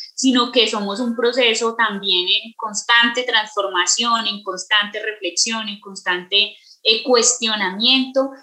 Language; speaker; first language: Spanish; native; Spanish